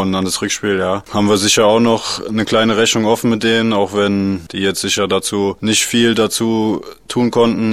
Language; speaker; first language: German; native; German